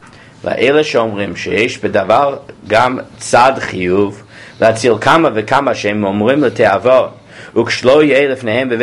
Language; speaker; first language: Hebrew; non-native, fluent; English